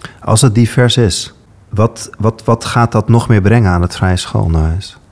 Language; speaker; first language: Dutch; native; Dutch